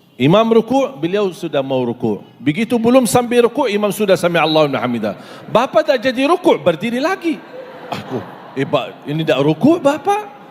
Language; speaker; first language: Indonesian; non-native, fluent; Arabic